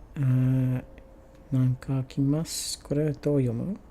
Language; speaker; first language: Japanese; non-native, learner; English